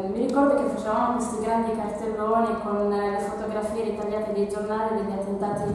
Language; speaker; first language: Italian; early bilingual, other home language; Arabic